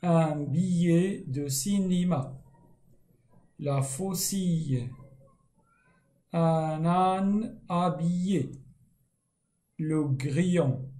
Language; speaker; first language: French; non-native, fluent; Arabic